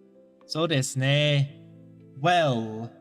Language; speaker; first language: Japanese; non-native, learner; English